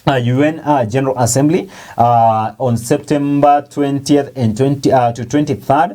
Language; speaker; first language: English; non-native, local second language; Swahili